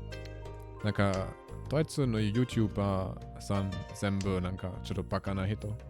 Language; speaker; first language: Japanese; non-native, learner; German